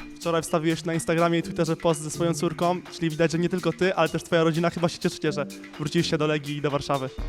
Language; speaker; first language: Polish; native; Polish